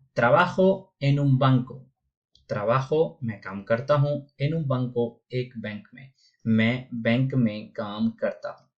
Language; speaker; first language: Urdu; non-native, local second language; Punjabi